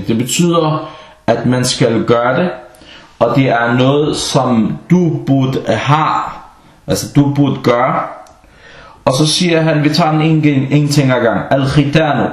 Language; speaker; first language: Danish; non-native, fluent; Arabic